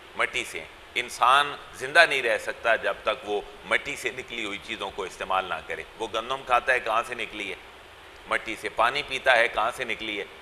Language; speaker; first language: Urdu; non-native, local second language; Punjabi